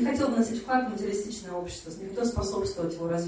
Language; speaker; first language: Russian; native; Russian